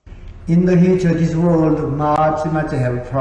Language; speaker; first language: English; non-native, learner; Korean